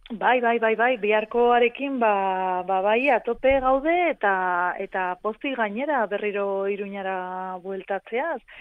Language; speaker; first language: Basque; non-native, local second language; Spanish